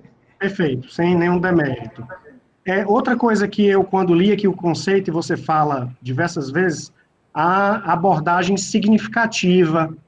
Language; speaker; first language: Portuguese; native; Portuguese